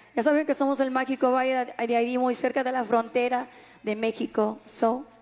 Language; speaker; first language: Spanish; early bilingual, heritage; Spanish